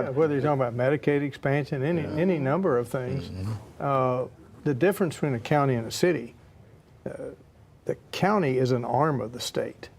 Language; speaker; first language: English; native; English